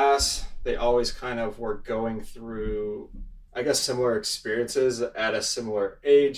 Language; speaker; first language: English; native; English